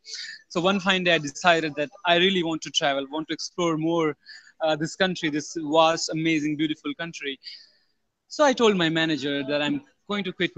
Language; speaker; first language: English; non-native, local second language; Hindi